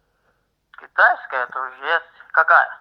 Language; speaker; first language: Russian; non-native, learner; Chinese